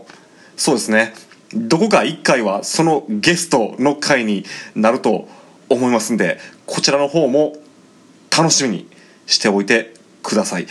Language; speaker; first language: Japanese; native; Japanese